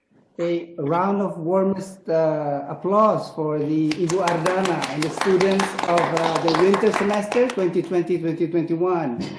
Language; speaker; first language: English; non-native, fluent; Indonesian